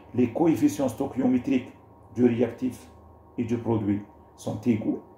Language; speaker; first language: French; non-native, local second language; Arabic